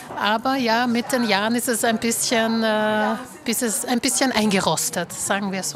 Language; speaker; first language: German; early bilingual, other home language; Slovak